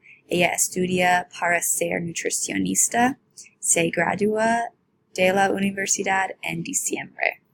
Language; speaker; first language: Spanish; non-native, learner; English